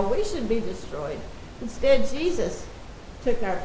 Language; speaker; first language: English; native; English